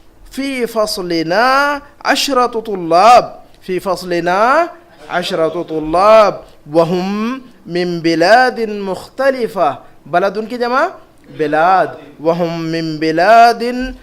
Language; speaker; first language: Arabic; non-native, fluent; Urdu